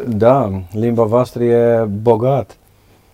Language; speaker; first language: Romanian; non-native, learner; Dutch